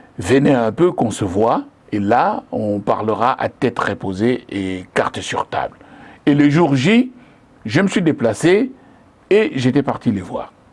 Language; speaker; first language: French; non-native, local second language; Lingala